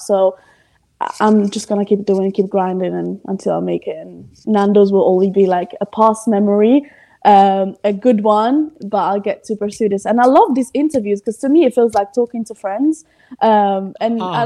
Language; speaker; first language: English; non-native, fluent; Italian